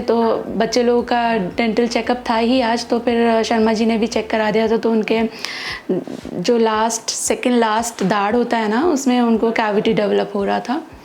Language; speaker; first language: Hindi; native; Hindi